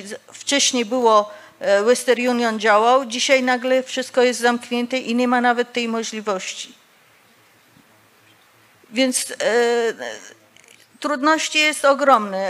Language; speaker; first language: Polish; non-native, fluent; Persian